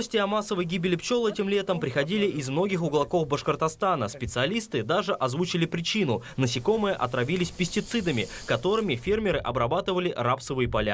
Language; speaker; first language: Russian; native; Russian